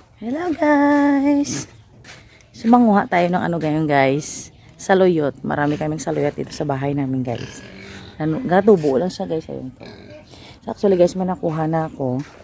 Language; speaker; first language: Filipino; non-native, local second language; Hiligaynon